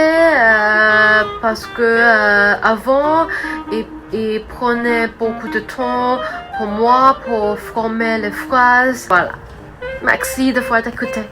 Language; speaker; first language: French; non-native, learner; Cantonese